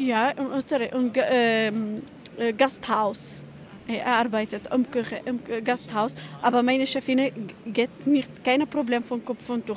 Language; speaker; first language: German; non-native, learner; Arabic